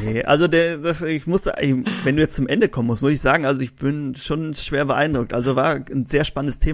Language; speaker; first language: German; native; German